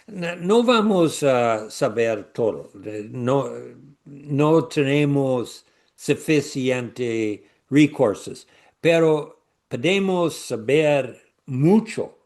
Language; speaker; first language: Spanish; non-native, learner; English